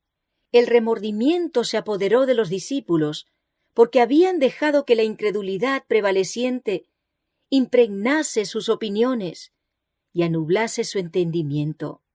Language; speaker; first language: Spanish; native; Spanish